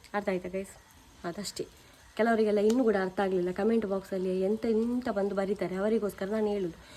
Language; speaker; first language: Kannada; non-native, local second language; Tulu